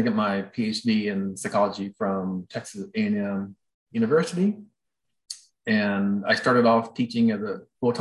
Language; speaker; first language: English; native; English